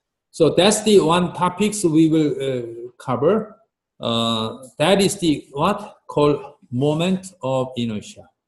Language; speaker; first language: English; non-native, fluent; Korean